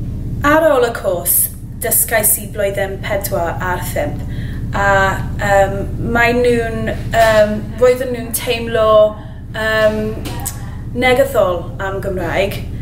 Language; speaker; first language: Welsh; non-native, learner; English